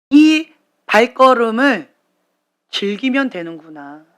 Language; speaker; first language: Korean; native; Korean